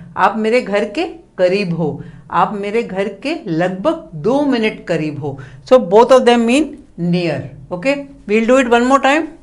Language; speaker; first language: Hindi; non-native, local second language; Tamil